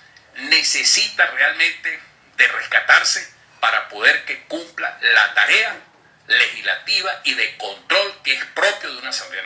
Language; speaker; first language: Spanish; native; Spanish